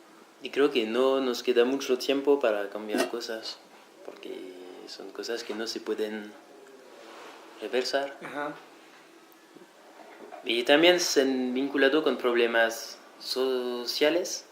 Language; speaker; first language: Spanish; non-native, fluent; French